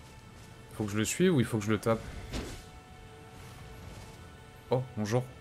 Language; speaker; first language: French; native; French